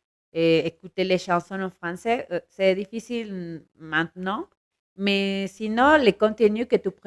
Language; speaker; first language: French; non-native, learner; Spanish